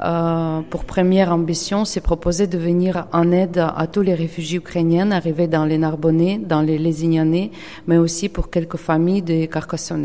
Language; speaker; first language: French; non-native, fluent; Ukrainian